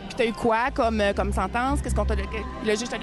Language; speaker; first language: French; native; French